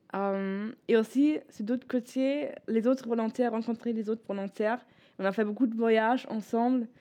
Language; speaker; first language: French; non-native, fluent; German